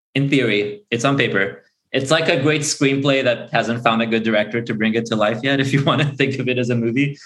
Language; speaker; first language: English; early bilingual, other home language; Portuguese